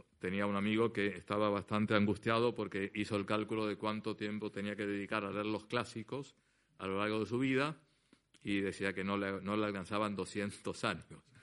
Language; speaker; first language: Spanish; native; Spanish